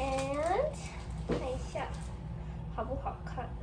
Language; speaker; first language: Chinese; non-native, learner; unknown